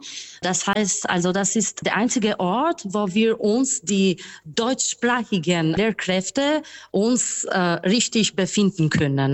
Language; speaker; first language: German; non-native, fluent; Albanian